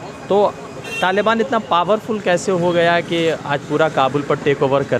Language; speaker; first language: Hindi; native; Hindi